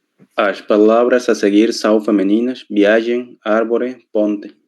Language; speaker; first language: Portuguese; non-native, learner; Spanish